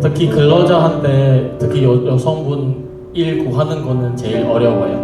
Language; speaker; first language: Korean; non-native, fluent; Indonesian